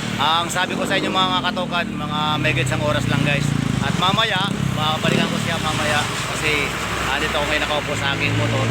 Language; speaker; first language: Filipino; native; Filipino